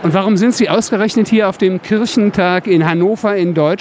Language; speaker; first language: German; native; German